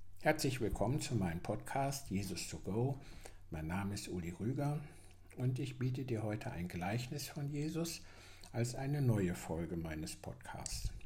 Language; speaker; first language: German; native; German